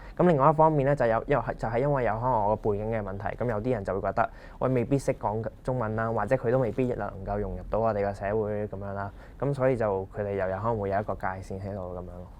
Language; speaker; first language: Cantonese; non-native, local second language; Punjabi